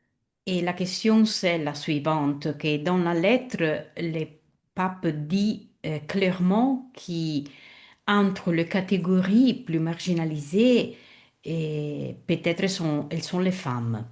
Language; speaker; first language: French; non-native, fluent; Italian